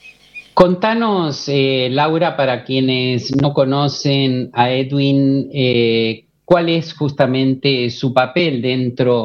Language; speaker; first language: Spanish; native; Spanish